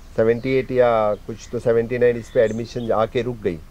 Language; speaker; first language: Hindi; non-native, local second language; Konkani